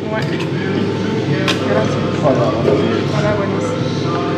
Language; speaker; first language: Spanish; non-native, learner; French